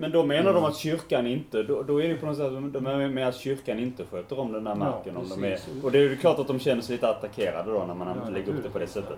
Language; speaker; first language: Swedish; native; Swedish